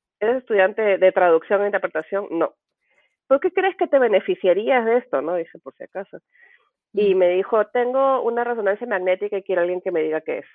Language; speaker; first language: Spanish; native; Spanish